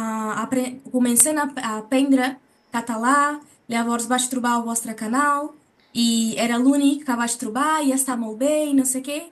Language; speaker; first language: Catalan; non-native, learner; Portuguese